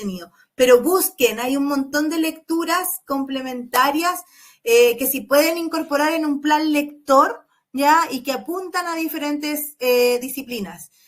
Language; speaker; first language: Spanish; native; Spanish